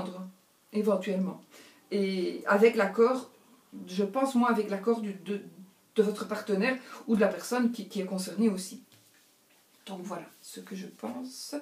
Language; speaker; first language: French; native; French